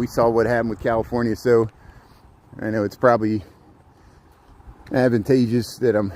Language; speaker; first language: English; native; English